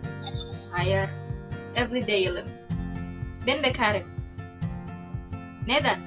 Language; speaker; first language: Turkish; non-native, learner; Indonesian